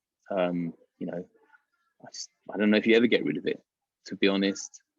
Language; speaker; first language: English; native; English